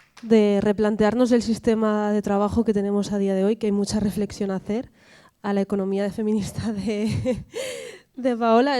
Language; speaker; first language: Spanish; native; Spanish